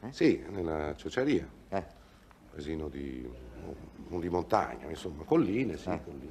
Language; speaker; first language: Italian; native; Italian